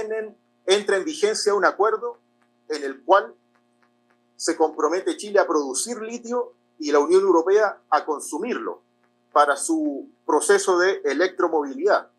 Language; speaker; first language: Spanish; native; Spanish